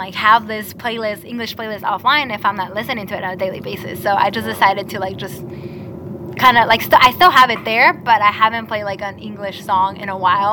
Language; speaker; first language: English; non-native, fluent; Spanish